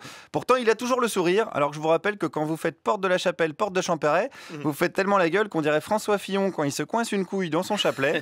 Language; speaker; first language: French; native; French